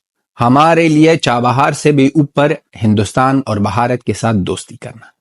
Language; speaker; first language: Hindi; non-native, fluent; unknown